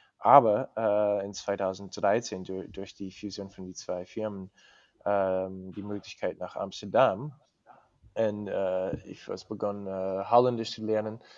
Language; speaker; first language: German; non-native, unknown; English